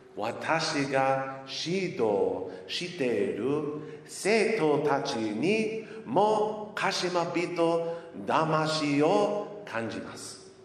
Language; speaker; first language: Japanese; non-native, learner; English